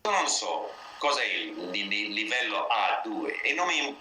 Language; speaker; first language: Italian; non-native, learner; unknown